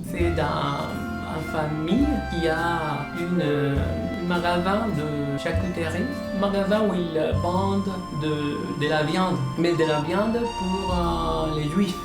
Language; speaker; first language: French; non-native, learner; Spanish